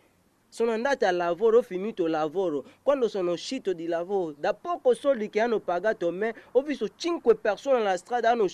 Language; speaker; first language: Italian; non-native, learner; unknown